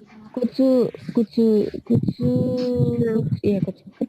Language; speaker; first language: Japanese; non-native, learner; Indonesian